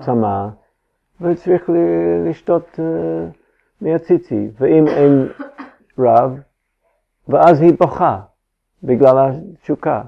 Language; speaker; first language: Hebrew; non-native, fluent; English